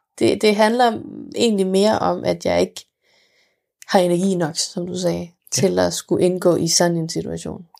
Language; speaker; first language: Danish; early bilingual, other home language; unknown